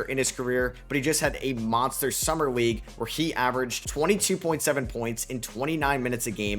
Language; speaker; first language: English; native; English